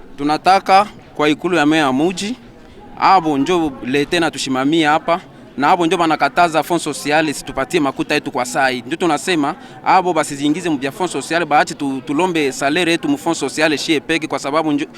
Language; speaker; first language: Swahili; native; Swahili